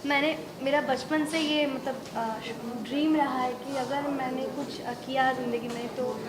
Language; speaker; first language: Hindi; non-native, local second language; Bangla